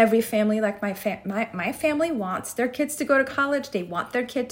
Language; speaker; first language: English; non-native, fluent; Persian